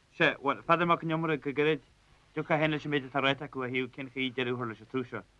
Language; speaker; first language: Irish; native; Irish